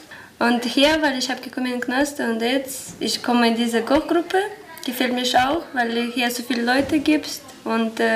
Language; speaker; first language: German; non-native, learner; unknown